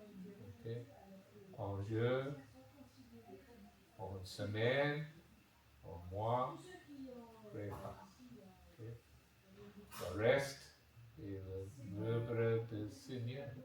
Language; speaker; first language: French; non-native, learner; English